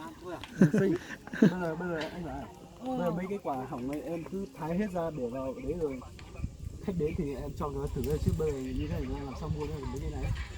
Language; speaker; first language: Vietnamese; non-native, local second language; Hmong